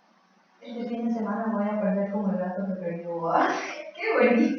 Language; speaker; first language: Spanish; native; Spanish